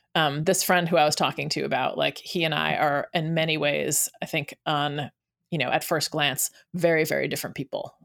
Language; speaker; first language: English; native; English